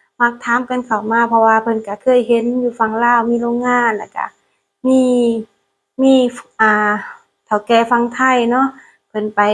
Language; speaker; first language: Thai; non-native, learner; Lao